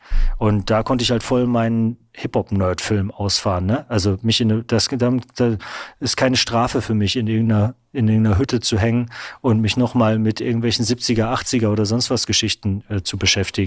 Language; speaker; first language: German; native; German